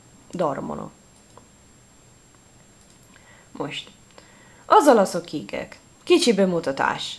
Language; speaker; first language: Hungarian; non-native, learner; Italian